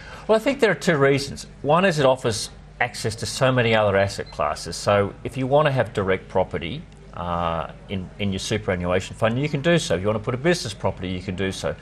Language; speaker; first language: English; native; English